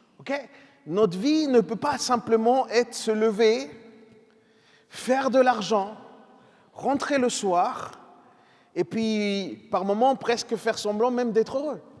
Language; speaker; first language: French; non-native, fluent; Spanish